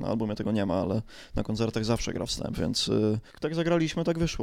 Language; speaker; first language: Polish; native; Polish